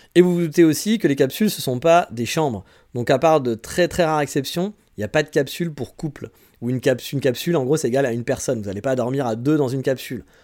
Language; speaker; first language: French; native; French